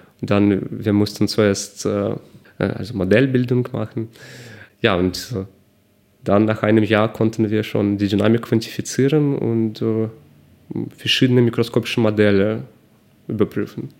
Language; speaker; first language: German; non-native, fluent; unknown